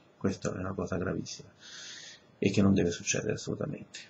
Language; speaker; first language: Italian; early bilingual, other home language; Spanish